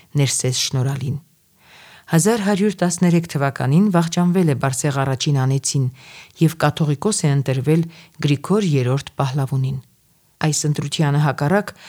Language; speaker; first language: Armenian; native; Armenian